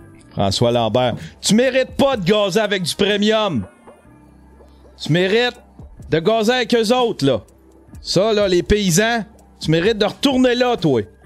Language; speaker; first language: French; native; French